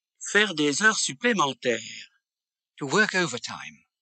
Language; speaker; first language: French; native; French